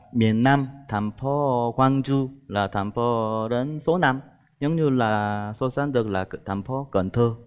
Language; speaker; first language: Vietnamese; non-native, fluent; Korean